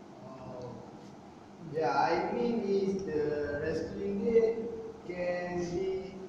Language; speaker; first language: English; non-native, learner; Malay